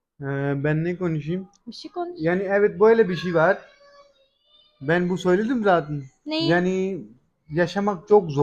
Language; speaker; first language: Turkish; non-native, learner; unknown